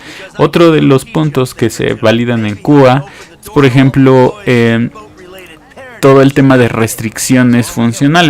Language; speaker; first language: Spanish; native; Spanish